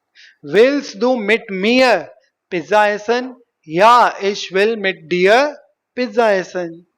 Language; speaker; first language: German; non-native, fluent; Hindi